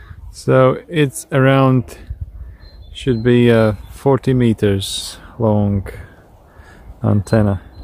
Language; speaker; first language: English; non-native, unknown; Slovak